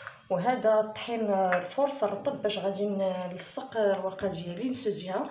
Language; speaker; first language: Arabic; native; Arabic